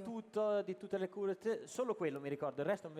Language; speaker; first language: Italian; native; Italian